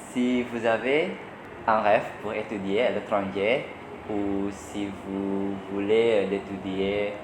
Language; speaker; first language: French; non-native, learner; Indonesian